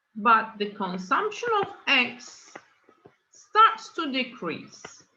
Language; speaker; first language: English; non-native, fluent; Turkish